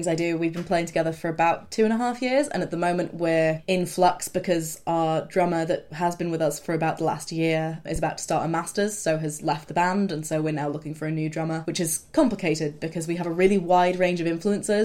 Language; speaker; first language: English; native; English